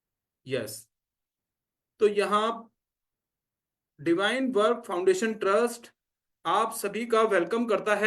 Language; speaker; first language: Hindi; native; Hindi